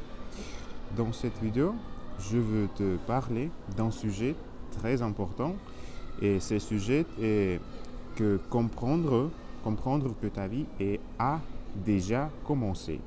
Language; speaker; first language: French; non-native, learner; Spanish